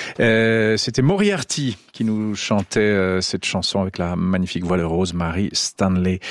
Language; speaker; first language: French; native; French